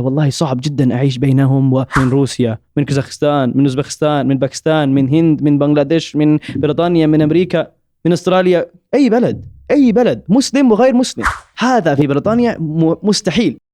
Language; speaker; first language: Arabic; non-native, learner; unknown